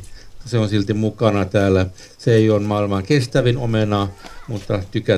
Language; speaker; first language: Finnish; non-native, local second language; Swedish